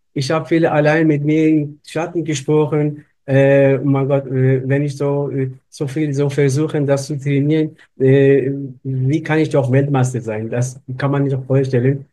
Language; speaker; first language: German; non-native, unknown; Persian